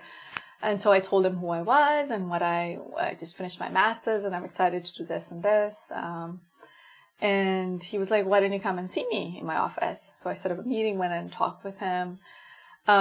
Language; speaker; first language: English; non-native, local second language; Ganda